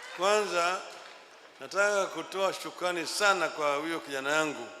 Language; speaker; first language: Swahili; non-native, local second language; Luo (Kenya and Tanzania)